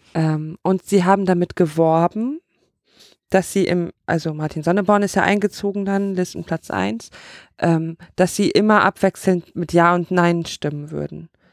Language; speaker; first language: German; native; German